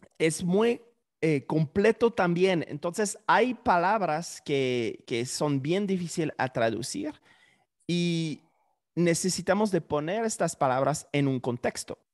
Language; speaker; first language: Spanish; non-native, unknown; French